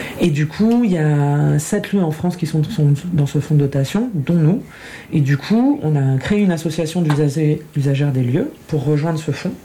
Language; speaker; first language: French; native; French